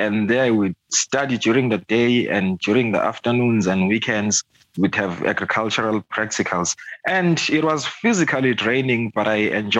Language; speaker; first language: English; non-native, local second language; Zulu